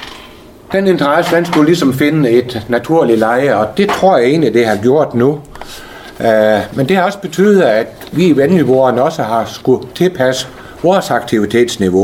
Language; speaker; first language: Danish; native; Danish